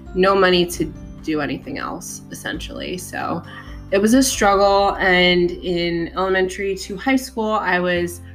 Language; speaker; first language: English; native; English